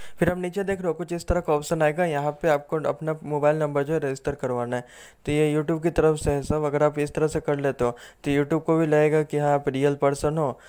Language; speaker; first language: Hindi; native; Hindi